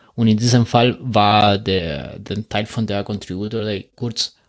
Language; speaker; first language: German; non-native, learner; Spanish